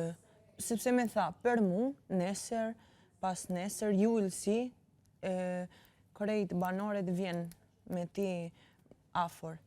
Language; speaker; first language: Albanian; early bilingual, heritage; Albanian